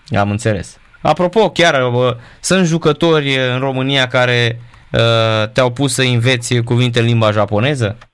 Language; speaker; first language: Romanian; native; Romanian